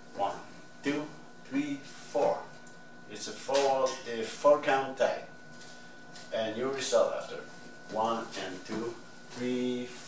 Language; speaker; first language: English; non-native, learner; French